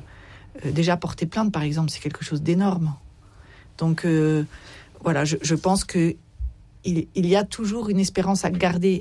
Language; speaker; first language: French; native; French